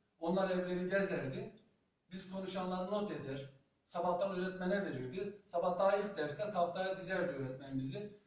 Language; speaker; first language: Turkish; non-native, local second language; Zaza